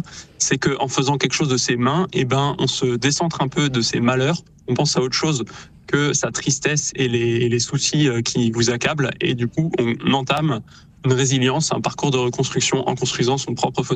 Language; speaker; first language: French; native; French